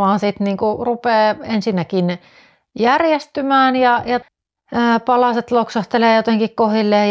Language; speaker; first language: Finnish; native; Finnish